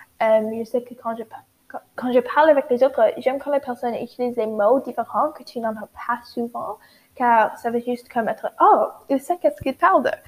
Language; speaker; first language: French; non-native, learner; English